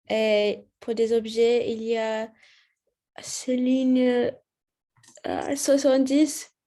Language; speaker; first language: French; non-native, learner; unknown